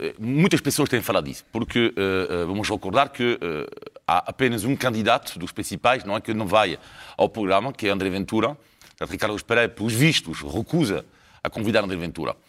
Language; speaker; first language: Portuguese; non-native, fluent; French